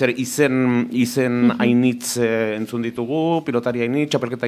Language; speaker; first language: Basque; native; Basque